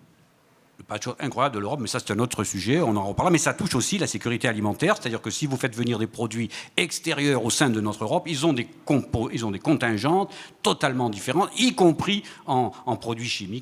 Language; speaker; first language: French; native; French